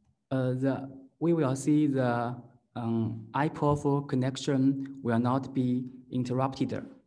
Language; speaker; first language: English; non-native, learner; Chinese